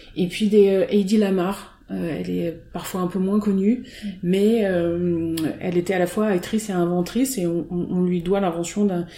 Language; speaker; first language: French; native; French